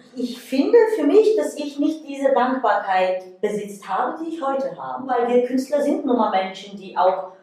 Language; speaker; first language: German; non-native, fluent; Bulgarian